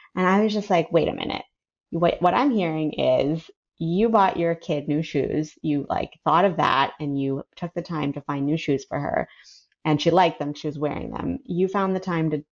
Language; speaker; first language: English; early bilingual, other home language; Spanish